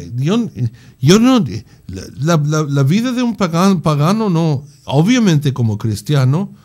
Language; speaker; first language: Spanish; non-native, fluent; English